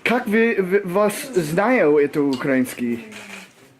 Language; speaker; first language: Russian; non-native, learner; English